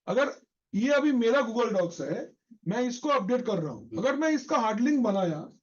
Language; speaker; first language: Hindi; non-native, local second language; Bangla